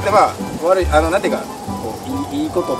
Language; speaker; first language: Japanese; native; Japanese